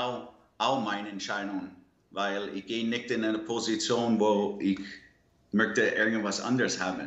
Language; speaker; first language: German; non-native, learner; English